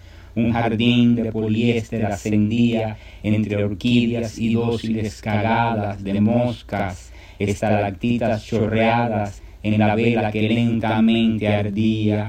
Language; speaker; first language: Spanish; native; Spanish